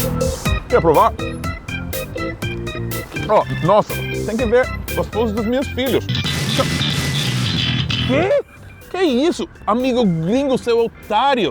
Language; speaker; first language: Portuguese; non-native, fluent; English